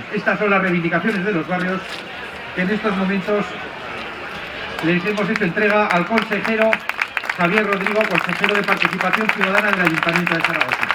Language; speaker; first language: Spanish; native; Spanish